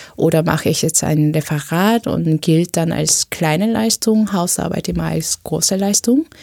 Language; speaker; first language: German; non-native, fluent; Korean